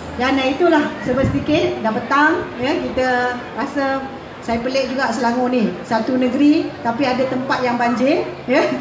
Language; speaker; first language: Malay; native; Malay